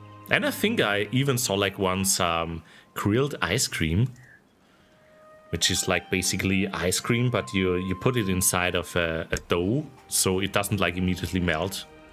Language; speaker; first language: English; non-native, fluent; German